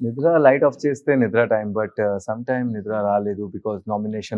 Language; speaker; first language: Telugu; non-native, learner; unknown